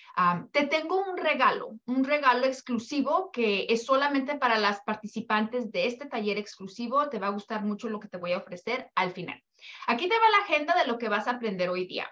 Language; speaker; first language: Spanish; early bilingual, heritage; Spanish